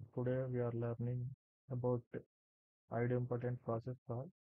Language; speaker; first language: English; non-native, local second language; Telugu